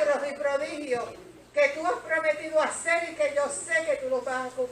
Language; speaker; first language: Spanish; native; Spanish